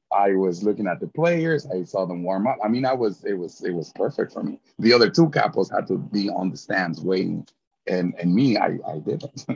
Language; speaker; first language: English; early bilingual, other home language; Spanish